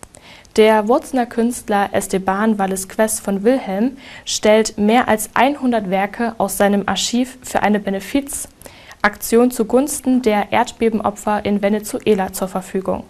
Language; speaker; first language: German; native; German